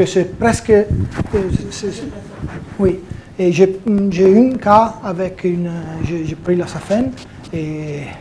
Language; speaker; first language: French; non-native, fluent; Italian